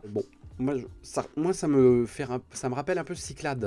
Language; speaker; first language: French; native; French